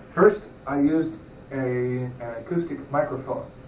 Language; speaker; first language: English; native; English